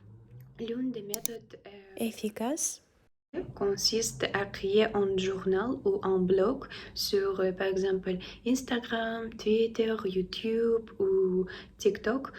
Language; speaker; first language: French; non-native, learner; Russian